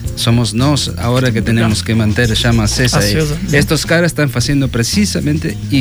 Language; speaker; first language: Portuguese; non-native, learner; Spanish